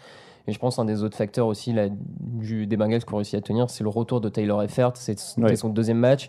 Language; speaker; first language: French; native; French